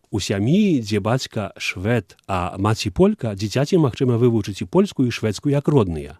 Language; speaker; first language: Belarusian; early bilingual, heritage; Belarusian